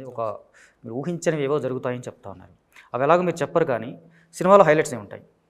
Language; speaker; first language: Telugu; native; Telugu